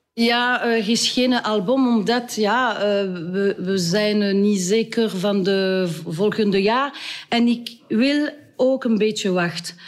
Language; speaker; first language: Dutch; non-native, local second language; French